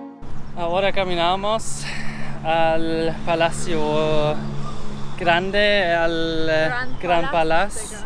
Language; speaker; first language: Spanish; non-native, learner; German